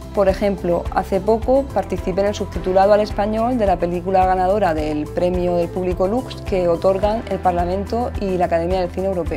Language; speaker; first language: Spanish; native; Spanish